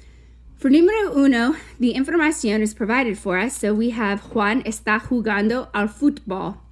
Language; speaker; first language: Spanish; non-native, fluent; English